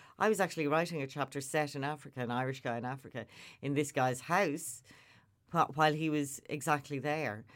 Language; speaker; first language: English; native; English